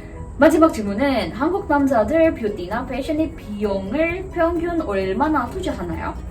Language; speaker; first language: Korean; non-native, learner; Indonesian